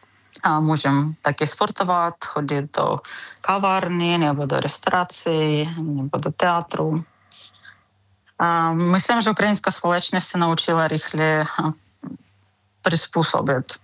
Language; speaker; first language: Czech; non-native, learner; Ukrainian